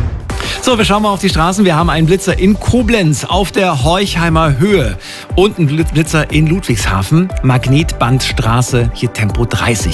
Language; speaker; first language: German; native; German